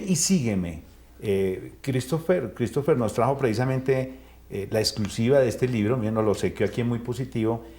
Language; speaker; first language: Spanish; native; Spanish